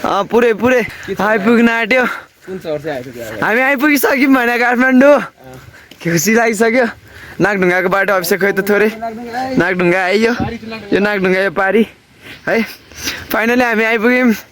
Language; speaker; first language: Nepali; native; Nepali